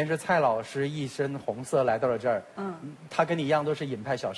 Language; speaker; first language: Chinese; native; Chinese